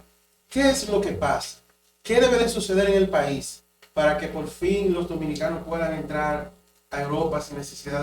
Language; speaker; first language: Spanish; native; Spanish